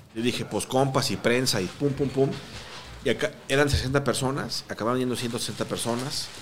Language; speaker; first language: Spanish; native; Spanish